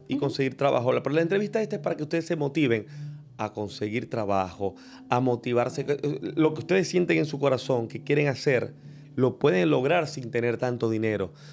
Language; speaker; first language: Spanish; native; Spanish